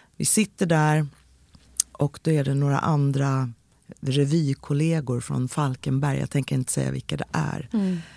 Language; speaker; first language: Swedish; native; Swedish